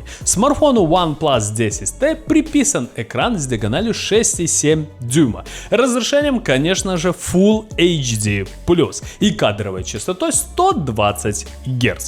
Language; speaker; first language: Russian; native; Russian